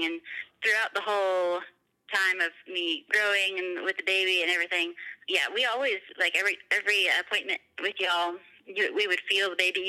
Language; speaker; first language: English; native; English